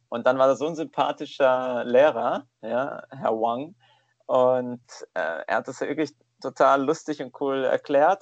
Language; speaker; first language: German; native; German